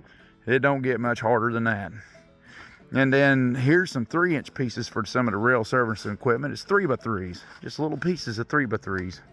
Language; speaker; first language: English; native; English